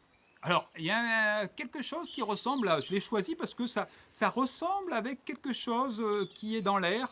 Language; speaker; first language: French; native; French